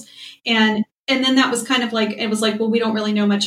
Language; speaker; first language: English; native; English